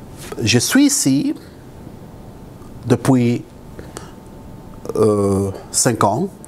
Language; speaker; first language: French; non-native, local second language; Arabic